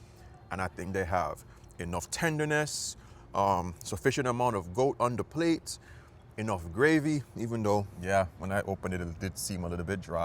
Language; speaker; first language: English; native; English